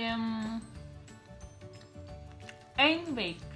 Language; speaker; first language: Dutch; non-native, learner; Filipino